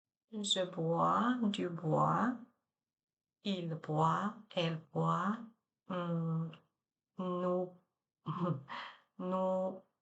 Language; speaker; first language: French; non-native, learner; Chinese